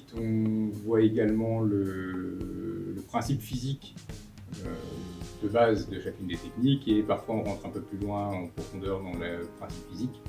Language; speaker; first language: French; native; French